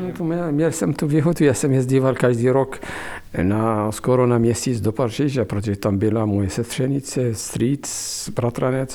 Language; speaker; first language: Czech; non-native, fluent; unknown